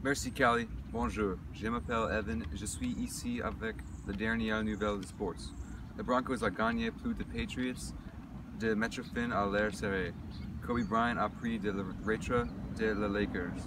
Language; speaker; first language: French; non-native, learner; English